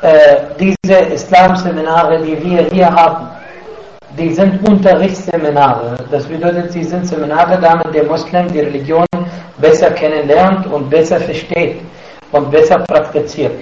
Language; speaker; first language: German; non-native, fluent; Arabic